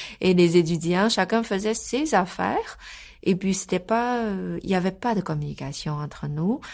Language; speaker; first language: French; non-native, fluent; Chinese